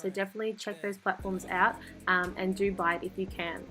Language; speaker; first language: English; native; English